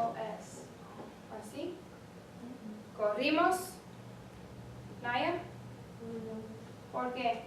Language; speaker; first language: Spanish; non-native, fluent; English